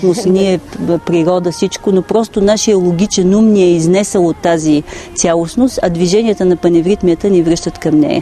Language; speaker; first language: Bulgarian; native; Bulgarian